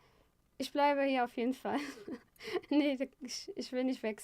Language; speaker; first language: German; non-native, fluent; Arabic